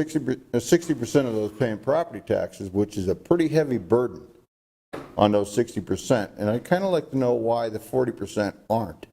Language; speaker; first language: English; native; English